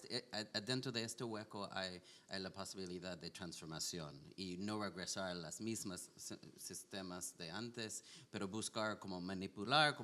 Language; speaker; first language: Spanish; non-native, learner; English